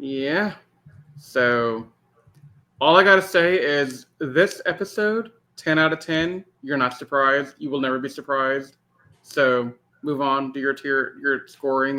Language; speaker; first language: English; native; English